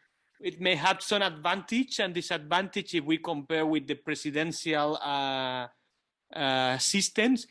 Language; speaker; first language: English; non-native, fluent; Kabuverdianu